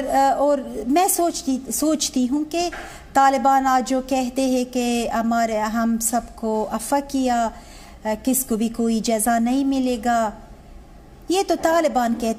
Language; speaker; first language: Hindi; non-native, learner; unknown